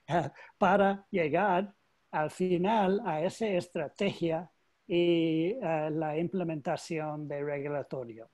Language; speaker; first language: Spanish; non-native, learner; English